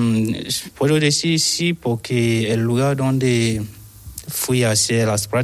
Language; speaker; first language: Spanish; non-native, learner; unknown